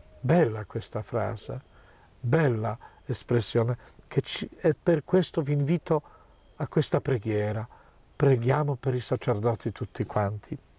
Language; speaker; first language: Italian; non-native, fluent; Polish